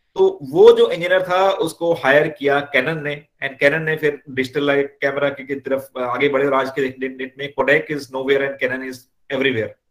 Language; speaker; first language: Hindi; native; Hindi